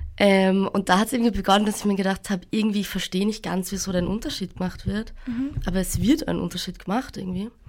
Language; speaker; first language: German; native; German